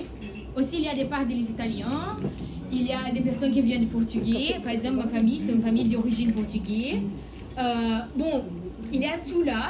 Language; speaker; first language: French; non-native, learner; Portuguese